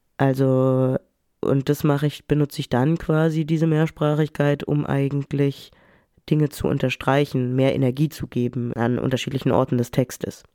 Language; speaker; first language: German; early bilingual, other home language; French